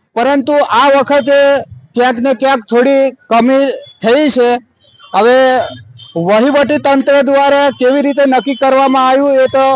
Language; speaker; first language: Gujarati; non-native, local second language; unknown